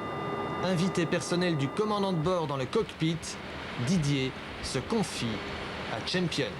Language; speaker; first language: French; native; French